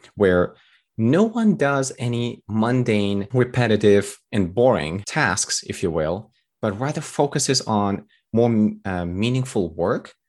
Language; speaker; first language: English; early bilingual, other home language; Tajik